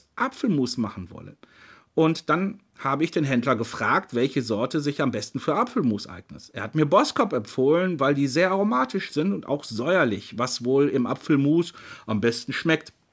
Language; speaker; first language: German; native; German